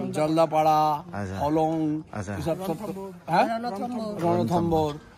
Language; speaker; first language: Hindi; non-native, local second language; Bangla